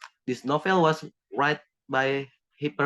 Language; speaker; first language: English; non-native, learner; Indonesian